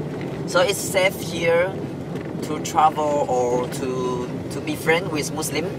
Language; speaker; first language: English; non-native, learner; Chinese